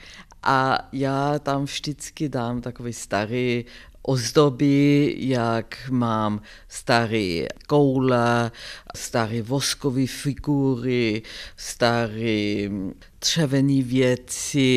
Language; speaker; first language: Czech; non-native, fluent; German